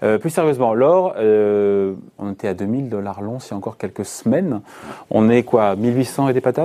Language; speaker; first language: French; native; French